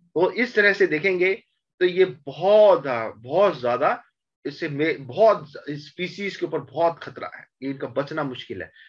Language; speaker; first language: Hindi; native; Hindi